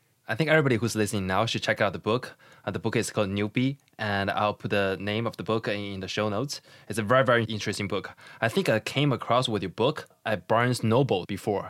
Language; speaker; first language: English; non-native, fluent; Chinese